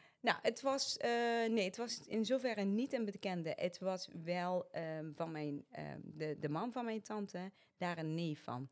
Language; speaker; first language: Dutch; early bilingual, other home language; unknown